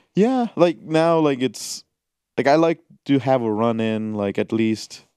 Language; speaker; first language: English; non-native, local second language; Gujarati